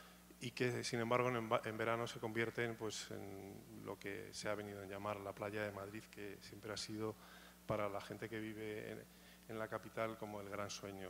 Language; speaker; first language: Spanish; native; Spanish